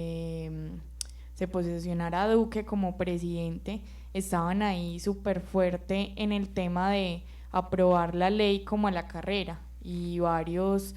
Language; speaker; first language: Spanish; native; Spanish